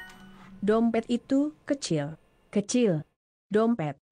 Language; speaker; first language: Indonesian; non-native, learner; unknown